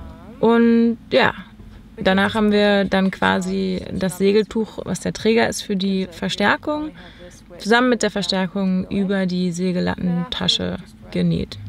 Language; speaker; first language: German; native; German